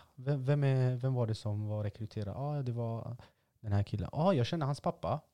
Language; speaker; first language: Swedish; early bilingual, other home language; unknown